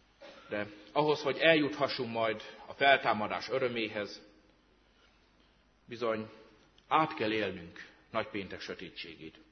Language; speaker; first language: Hungarian; native; Hungarian